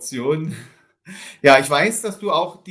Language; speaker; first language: German; native; German